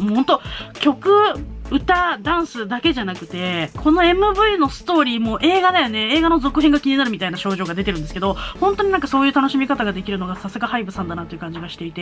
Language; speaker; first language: Japanese; native; Japanese